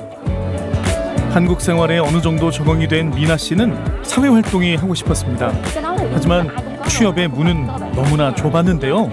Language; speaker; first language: Korean; native; Korean